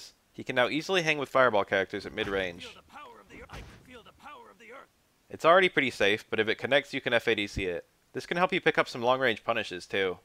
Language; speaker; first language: English; native; English